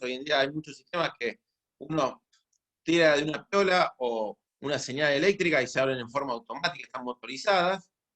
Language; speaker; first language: Spanish; native; Spanish